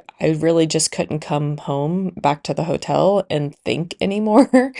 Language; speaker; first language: English; native; English